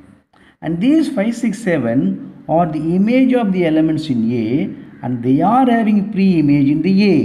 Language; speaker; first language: English; non-native, local second language; Tamil